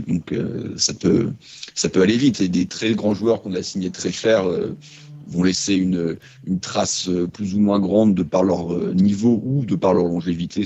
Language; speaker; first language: French; native; French